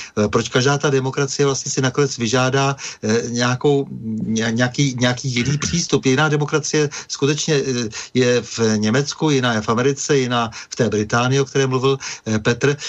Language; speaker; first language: Czech; native; Czech